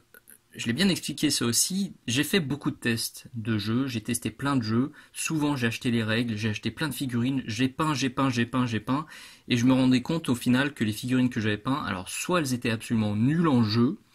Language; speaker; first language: French; native; French